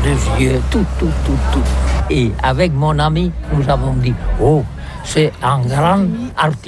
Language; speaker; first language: French; non-native, learner; Catalan